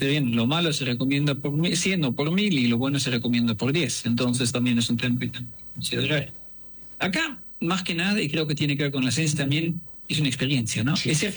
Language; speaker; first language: Spanish; non-native, fluent; Dutch